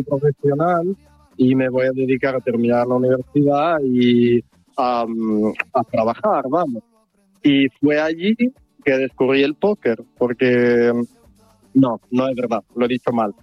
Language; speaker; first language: Spanish; non-native, fluent; Italian